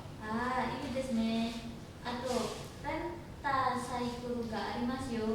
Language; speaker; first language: Japanese; non-native, learner; Indonesian